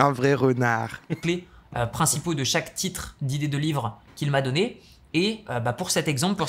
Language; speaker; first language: French; native; French